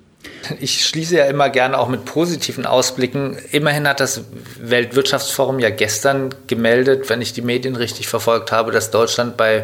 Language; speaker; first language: German; native; German